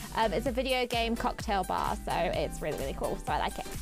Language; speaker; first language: English; native; English